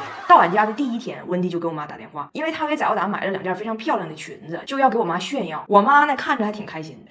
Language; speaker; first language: Chinese; native; Chinese